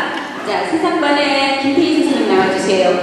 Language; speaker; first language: Korean; native; Korean